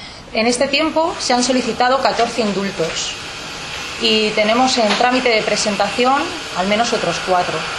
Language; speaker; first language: Spanish; native; Spanish